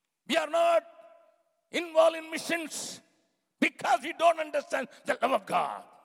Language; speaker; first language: English; non-native, local second language; Tamil